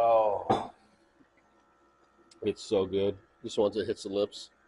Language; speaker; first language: English; native; English